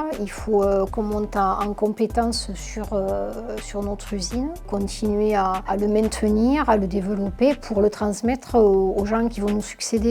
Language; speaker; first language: French; native; French